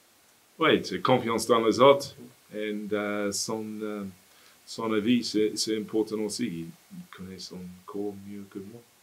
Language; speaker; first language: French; non-native, fluent; English